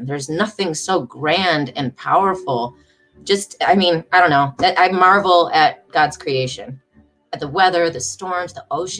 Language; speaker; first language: English; native; English